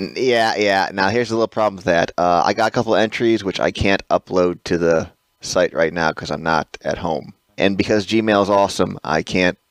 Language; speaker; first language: English; native; English